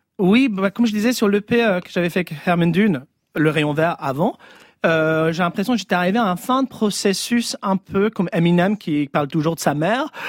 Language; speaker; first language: French; early bilingual, other home language; English